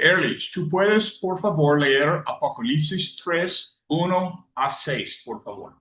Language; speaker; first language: Spanish; non-native, learner; English